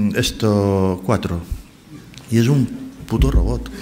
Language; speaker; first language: Spanish; native; Spanish